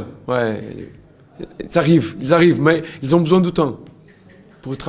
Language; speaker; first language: French; non-native, learner; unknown